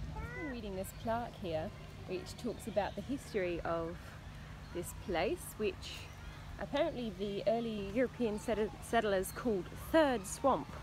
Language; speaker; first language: English; native; English